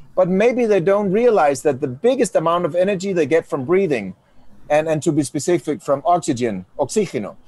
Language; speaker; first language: English; non-native, fluent; Danish